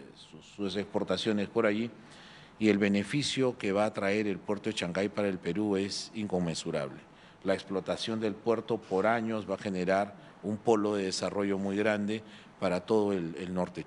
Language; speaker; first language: Spanish; native; Spanish